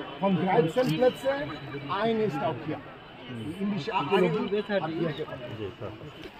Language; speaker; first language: German; non-native, learner; Hindi